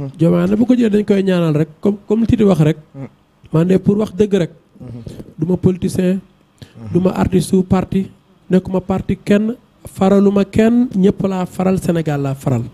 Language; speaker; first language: Wolof; non-native, local second language; Fula